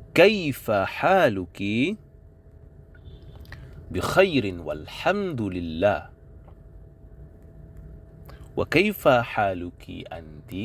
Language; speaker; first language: Arabic; non-native, fluent; Indonesian